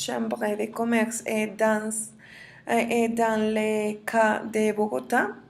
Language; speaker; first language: French; non-native, learner; Spanish